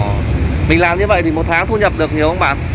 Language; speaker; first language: Vietnamese; native; Vietnamese